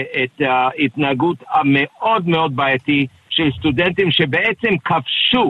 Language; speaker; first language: Hebrew; non-native, fluent; English